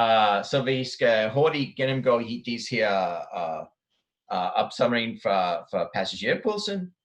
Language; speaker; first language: Danish; non-native, fluent; English